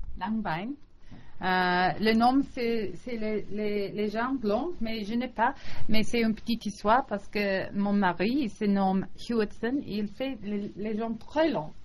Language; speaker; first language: French; non-native, learner; English